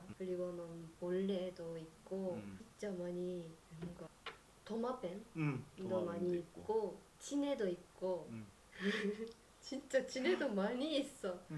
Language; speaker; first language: Korean; non-native, learner; Japanese